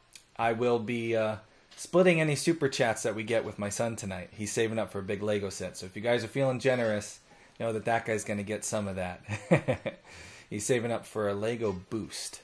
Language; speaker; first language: English; native; English